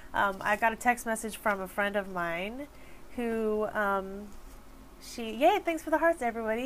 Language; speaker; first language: English; native; English